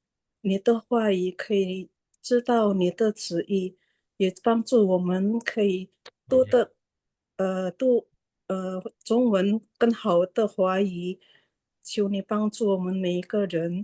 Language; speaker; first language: Chinese; non-native, learner; Indonesian